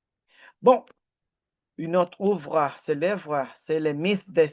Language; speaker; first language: French; non-native, learner; Spanish